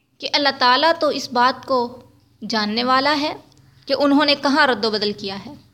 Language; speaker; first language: Urdu; native; Urdu